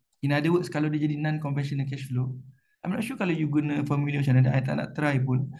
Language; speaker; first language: English; non-native, local second language; Malay